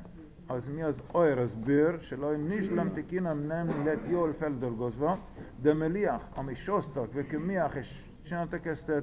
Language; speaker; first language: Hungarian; early bilingual, heritage; Hungarian